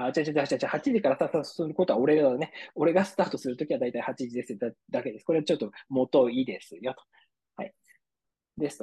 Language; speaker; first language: Japanese; native; Japanese